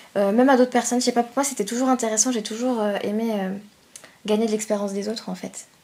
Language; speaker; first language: French; early bilingual, other home language; Persian